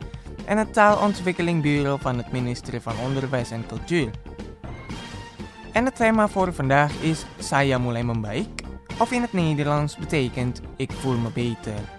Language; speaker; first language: Dutch; non-native, fluent; Indonesian